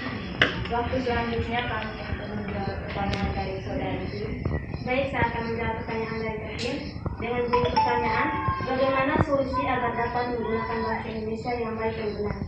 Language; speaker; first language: Indonesian; non-native, local second language; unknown